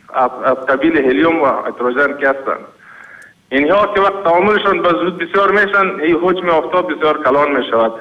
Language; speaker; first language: Persian; native; Persian